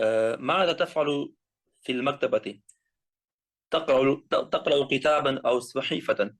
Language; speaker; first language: Arabic; non-native, learner; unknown